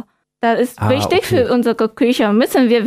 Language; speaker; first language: German; non-native, learner; Vietnamese